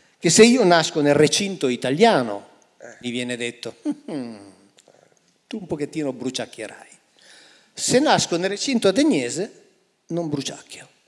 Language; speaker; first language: Italian; native; Italian